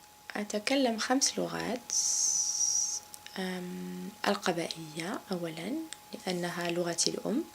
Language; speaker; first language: Arabic; non-native, local second language; Kabyle